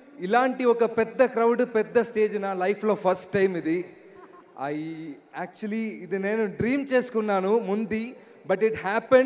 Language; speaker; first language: Telugu; non-native, learner; Malayalam